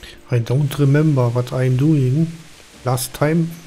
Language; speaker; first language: English; non-native, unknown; German